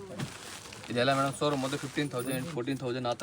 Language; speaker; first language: Kannada; non-native, local second language; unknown